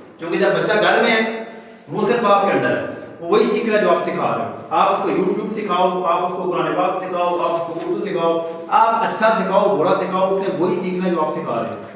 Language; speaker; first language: Urdu; non-native, local second language; Pahari-Potwari